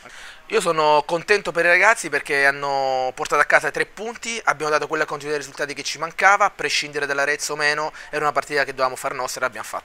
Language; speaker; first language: Italian; native; Italian